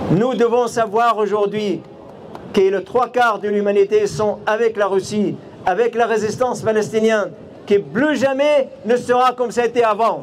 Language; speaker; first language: French; non-native, fluent; Arabic